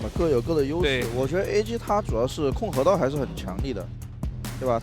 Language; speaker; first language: Chinese; native; Chinese